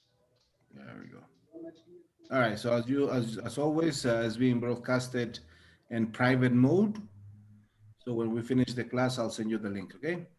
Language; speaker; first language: English; non-native, fluent; Spanish